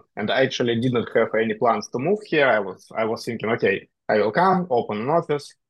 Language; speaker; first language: English; non-native, fluent; Russian